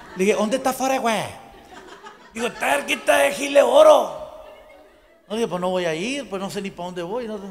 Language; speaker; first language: Spanish; native; Spanish